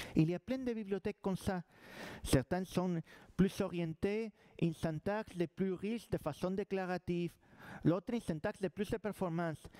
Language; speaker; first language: French; non-native, fluent; Spanish